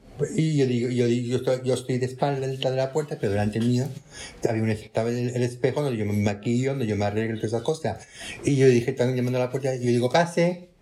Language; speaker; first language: Spanish; native; Spanish